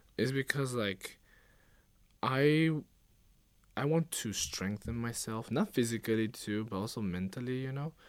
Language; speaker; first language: English; non-native, fluent; Japanese